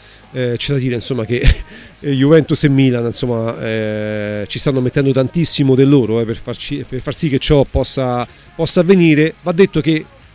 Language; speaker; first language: Italian; native; Italian